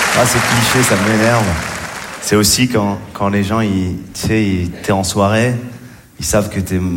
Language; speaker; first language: French; native; French